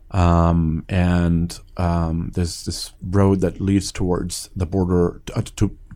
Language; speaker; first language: English; early bilingual, other home language; Persian